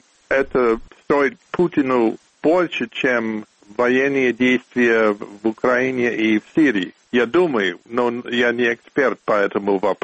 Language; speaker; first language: Russian; non-native, fluent; English